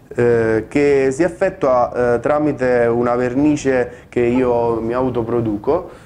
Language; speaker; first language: Italian; native; Italian